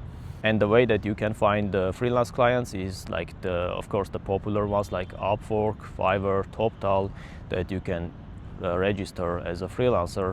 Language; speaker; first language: English; non-native, fluent; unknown